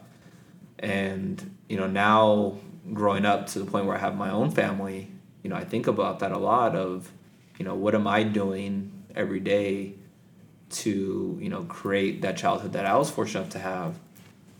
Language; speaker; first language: English; native; English